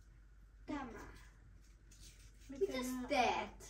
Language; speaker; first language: Finnish; early bilingual, other home language; Kinyarwanda